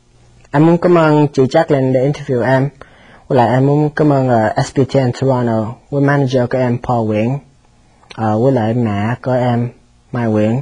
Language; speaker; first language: Vietnamese; early bilingual, heritage; Vietnamese